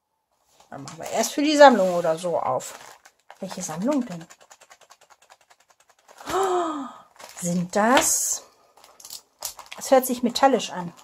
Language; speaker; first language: German; native; German